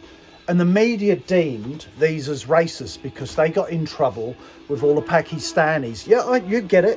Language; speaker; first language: English; native; English